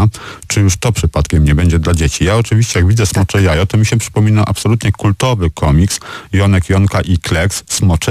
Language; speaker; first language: Polish; native; Polish